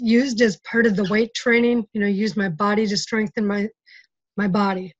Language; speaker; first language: English; native; English